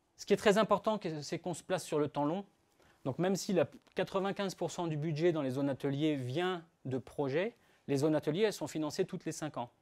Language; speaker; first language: French; native; French